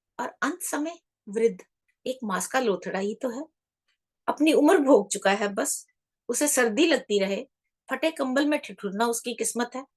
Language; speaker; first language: Hindi; native; Hindi